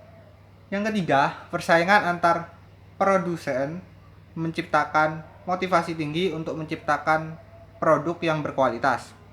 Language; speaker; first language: Indonesian; native; Indonesian